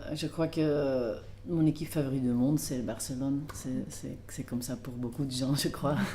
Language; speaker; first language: French; non-native, local second language; Dutch